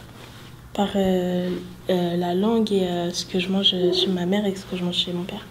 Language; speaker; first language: French; native; French